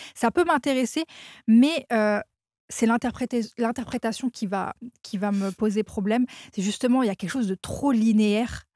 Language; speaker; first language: French; native; French